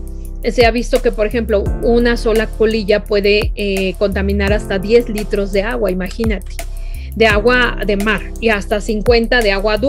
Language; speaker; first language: Spanish; native; Spanish